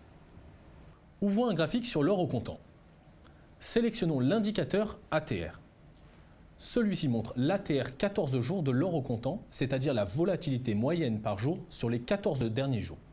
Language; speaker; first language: French; native; French